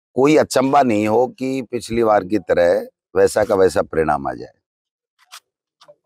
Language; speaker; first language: Hindi; native; Hindi